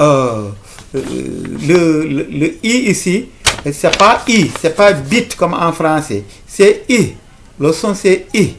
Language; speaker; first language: French; non-native, local second language; Fula